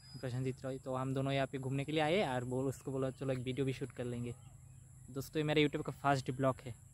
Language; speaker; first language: Hindi; non-native, local second language; Bangla